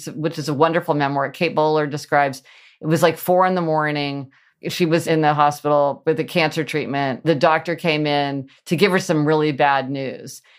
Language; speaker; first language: English; native; English